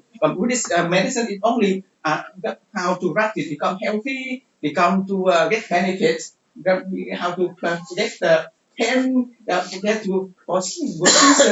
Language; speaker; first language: English; non-native, learner; Vietnamese